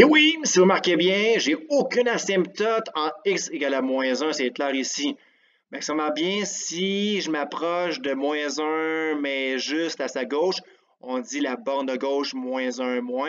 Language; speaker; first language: French; native; French